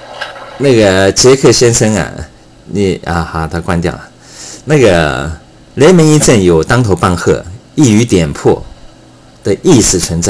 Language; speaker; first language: Chinese; native; Chinese